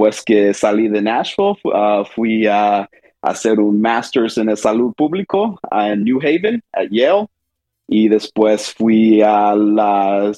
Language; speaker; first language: Spanish; early bilingual, heritage; Spanish